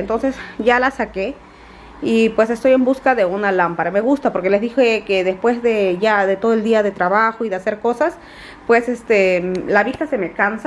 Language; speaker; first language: Spanish; native; Spanish